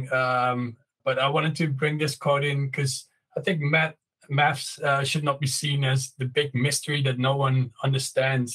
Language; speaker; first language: English; non-native, fluent; Dutch